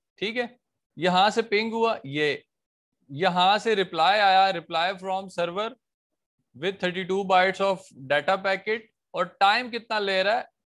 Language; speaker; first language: Urdu; non-native, local second language; Punjabi